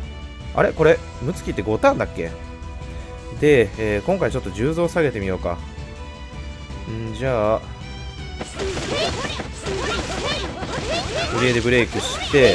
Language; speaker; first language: Japanese; native; Japanese